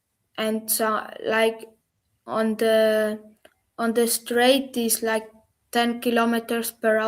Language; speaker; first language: English; non-native, learner; German